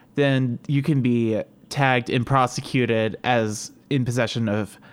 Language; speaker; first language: English; native; English